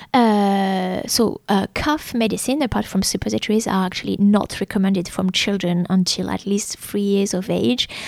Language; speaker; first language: English; non-native, fluent; French